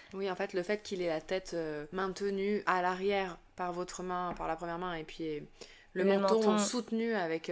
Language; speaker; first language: French; native; French